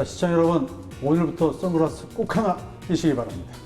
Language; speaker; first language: Korean; native; Korean